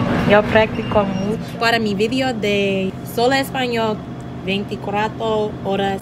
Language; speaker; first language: Spanish; non-native, learner; English